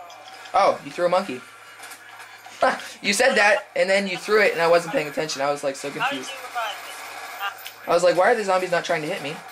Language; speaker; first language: English; native; English